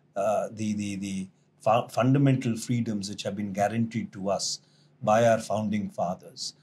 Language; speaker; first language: English; non-native, local second language; Punjabi